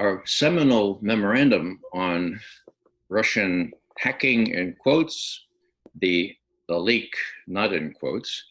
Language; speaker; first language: English; native; English